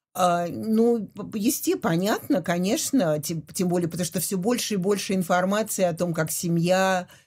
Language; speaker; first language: Russian; native; Russian